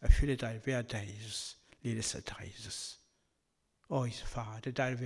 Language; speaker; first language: Danish; non-native, learner; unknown